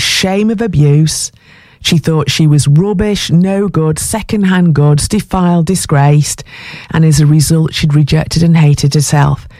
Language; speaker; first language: English; native; English